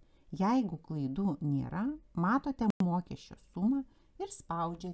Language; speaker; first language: Lithuanian; native; Lithuanian